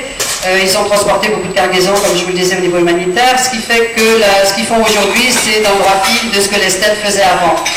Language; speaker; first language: French; native; French